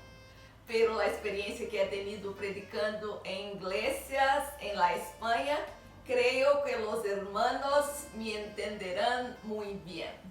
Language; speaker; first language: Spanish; non-native, learner; Portuguese